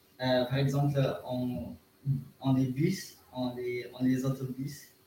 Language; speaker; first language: French; non-native, learner; German